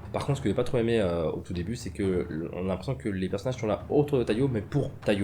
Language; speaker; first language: French; native; French